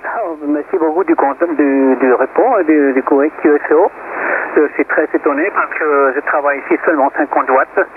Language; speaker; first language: French; non-native, fluent; Spanish